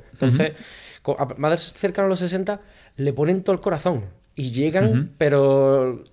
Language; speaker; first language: Spanish; native; Spanish